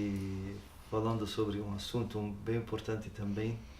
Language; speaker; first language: Portuguese; non-native, learner; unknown